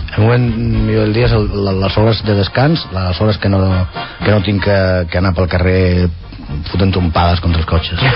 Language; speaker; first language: Catalan; non-native, local second language; Spanish